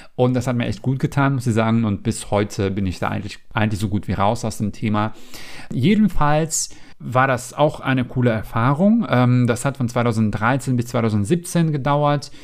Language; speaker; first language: German; non-native, fluent; Macedonian